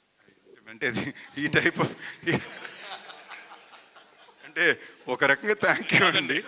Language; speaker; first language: Telugu; native; Telugu